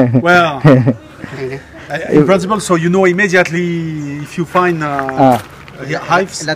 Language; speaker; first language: English; non-native, learner; French